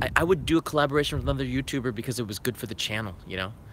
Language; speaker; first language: English; native; English